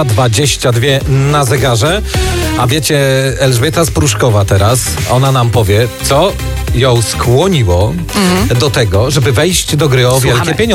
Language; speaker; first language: Polish; native; Polish